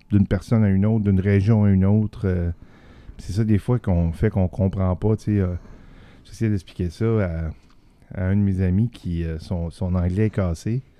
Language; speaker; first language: French; native; French